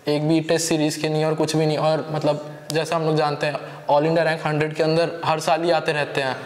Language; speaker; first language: Hindi; native; Hindi